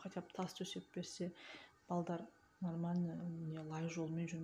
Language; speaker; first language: Russian; non-native, local second language; Kazakh